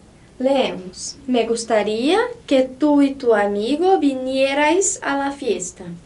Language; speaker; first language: Spanish; non-native, fluent; Portuguese